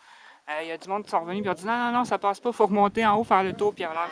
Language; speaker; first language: French; native; French